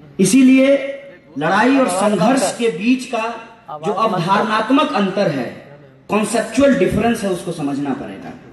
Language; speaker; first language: Hindi; native; Hindi